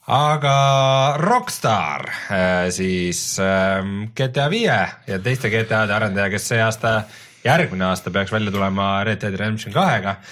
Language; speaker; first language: Estonian; native; Estonian